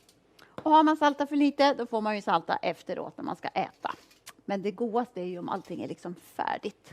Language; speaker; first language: Swedish; native; Swedish